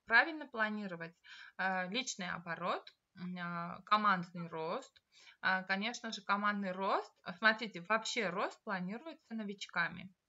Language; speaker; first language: Russian; non-native, local second language; Armenian